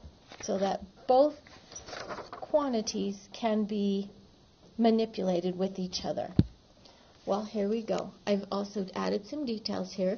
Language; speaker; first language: English; native; English